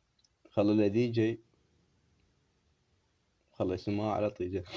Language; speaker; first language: Arabic; native; Arabic